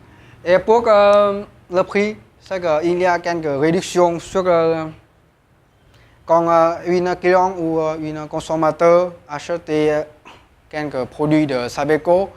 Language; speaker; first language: French; non-native, learner; Vietnamese